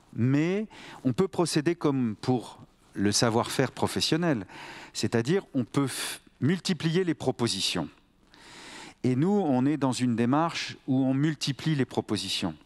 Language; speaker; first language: French; native; French